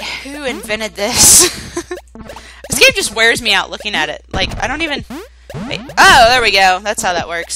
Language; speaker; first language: English; native; English